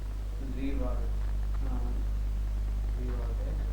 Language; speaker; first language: German; non-native, learner; Hindi